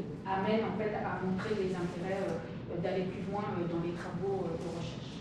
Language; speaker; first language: French; native; French